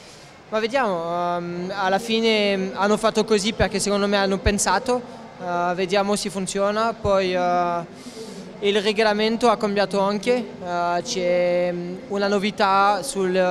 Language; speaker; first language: Italian; non-native, fluent; French